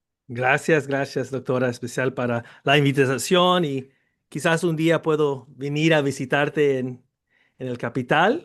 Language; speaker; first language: Spanish; early bilingual, heritage; Spanish